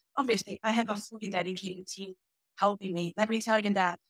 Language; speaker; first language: English; non-native, fluent; Portuguese